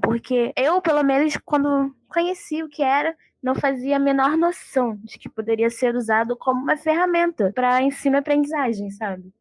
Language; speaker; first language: Portuguese; native; Portuguese